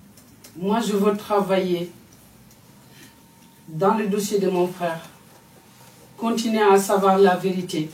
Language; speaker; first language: French; non-native, fluent; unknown